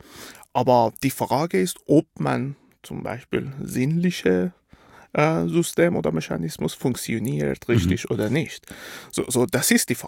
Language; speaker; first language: German; non-native, fluent; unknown